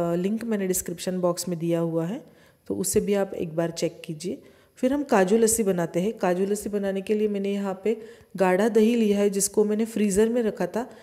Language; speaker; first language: Hindi; non-native, local second language; Marathi